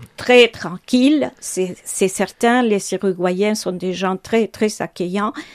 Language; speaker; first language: French; non-native, fluent; Spanish